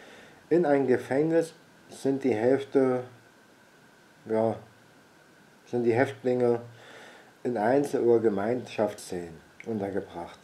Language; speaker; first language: German; native; German